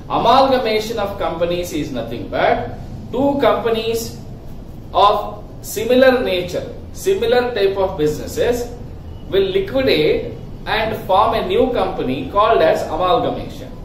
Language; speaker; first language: English; non-native, local second language; Kannada